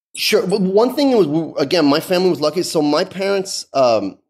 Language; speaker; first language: English; early bilingual, other home language; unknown